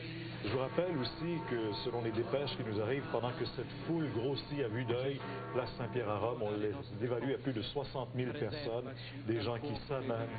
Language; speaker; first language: French; native; French